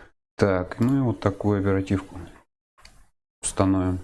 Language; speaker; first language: Russian; native; Russian